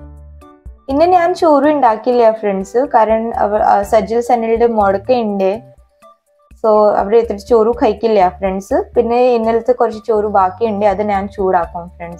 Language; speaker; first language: Malayalam; non-native, learner; Hindi